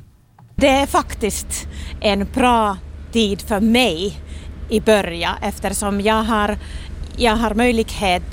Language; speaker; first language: Swedish; non-native, local second language; Finnish